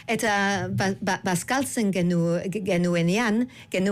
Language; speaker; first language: Basque; non-native, learner; English